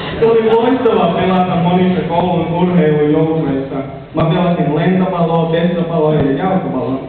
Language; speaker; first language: Finnish; non-native, learner; English